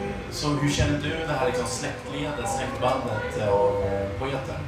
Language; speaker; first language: Swedish; native; Swedish